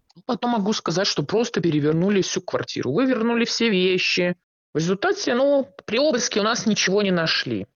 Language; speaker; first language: Russian; native; Russian